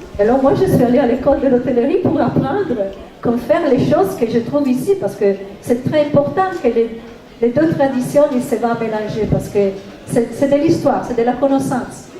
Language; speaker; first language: French; non-native, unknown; Italian